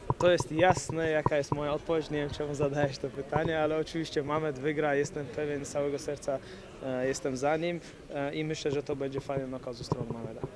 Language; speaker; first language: Polish; early bilingual, other home language; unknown